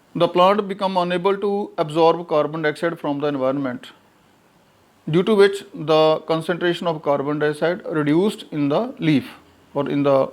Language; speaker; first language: English; non-native, local second language; Punjabi